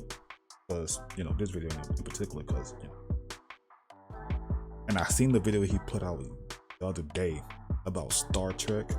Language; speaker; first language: English; native; English